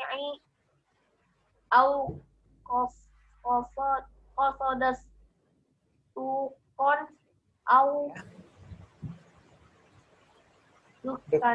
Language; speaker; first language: Arabic; non-native, learner; Indonesian